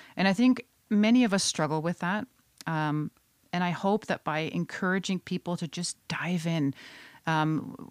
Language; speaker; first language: English; non-native, fluent; Dutch